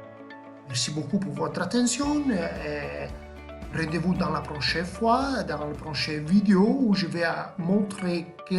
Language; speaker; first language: French; non-native, fluent; Italian